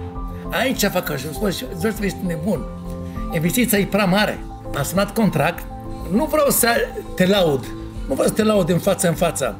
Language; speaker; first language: Romanian; non-native, fluent; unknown